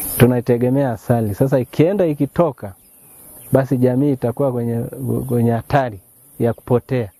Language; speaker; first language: Swahili; non-native, local second language; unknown